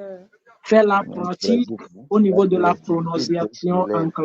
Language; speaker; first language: French; non-native, fluent; Ewe